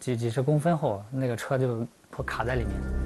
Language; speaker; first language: Chinese; native; Chinese